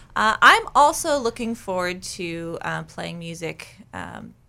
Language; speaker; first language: English; native; English